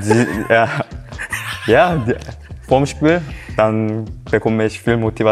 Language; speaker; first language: German; non-native, learner; Korean